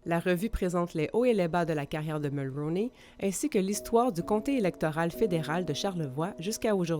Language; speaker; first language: French; native; French